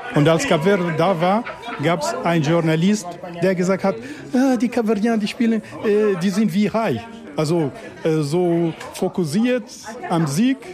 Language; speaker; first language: German; non-native, fluent; Kabuverdianu